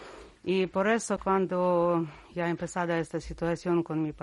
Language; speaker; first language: Spanish; non-native, learner; Russian